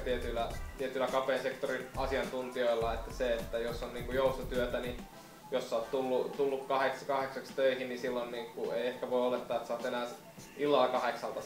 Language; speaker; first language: Finnish; native; Finnish